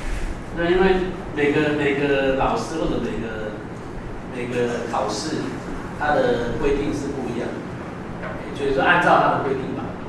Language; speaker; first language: Chinese; native; Chinese